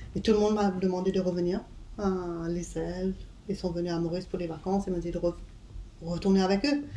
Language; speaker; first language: French; non-native, fluent; English